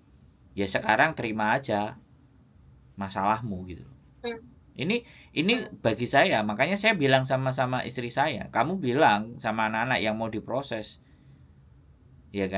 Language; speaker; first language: Indonesian; non-native, local second language; Javanese